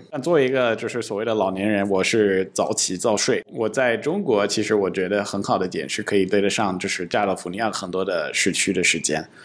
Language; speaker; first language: Chinese; non-native, fluent; English